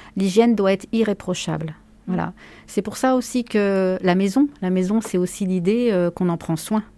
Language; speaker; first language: French; native; French